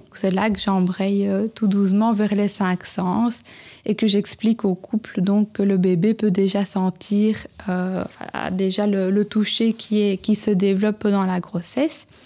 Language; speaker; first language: French; native; French